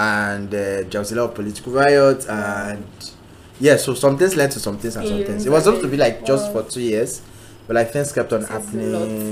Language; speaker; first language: English; non-native, local second language; Yoruba